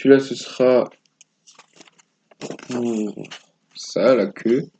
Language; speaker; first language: French; native; French